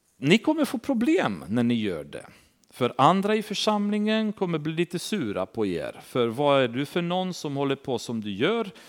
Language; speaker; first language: Swedish; non-native, fluent; Romanian